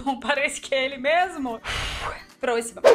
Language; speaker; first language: Portuguese; non-native, learner; Russian